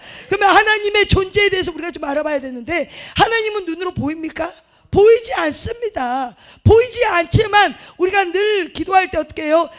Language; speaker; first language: Korean; native; Korean